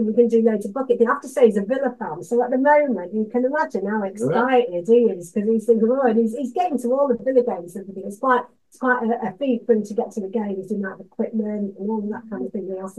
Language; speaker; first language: English; native; English